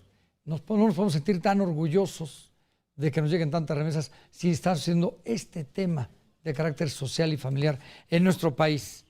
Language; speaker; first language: Spanish; native; Spanish